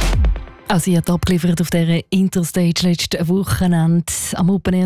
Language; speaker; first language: German; native; German